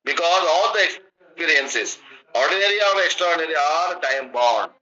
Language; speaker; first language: English; non-native, local second language; Kannada